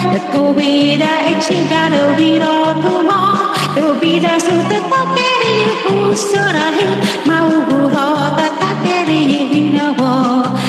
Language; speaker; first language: Filipino; non-native, local second language; Hiligaynon